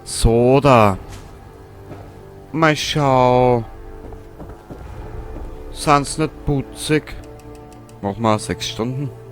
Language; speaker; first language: German; native; German